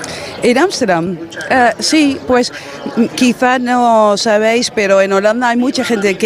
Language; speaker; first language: Spanish; non-native, fluent; Dutch